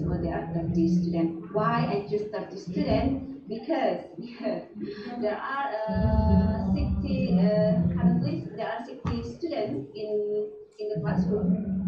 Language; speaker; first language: English; non-native, learner; Indonesian